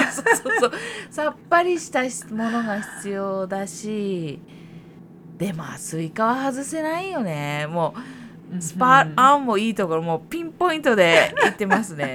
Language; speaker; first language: Japanese; native; Japanese